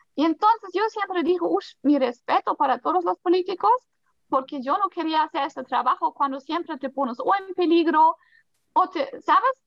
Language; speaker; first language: Spanish; non-native, fluent; German